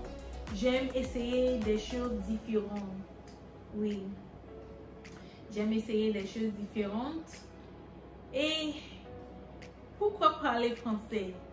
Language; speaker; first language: French; non-native, fluent; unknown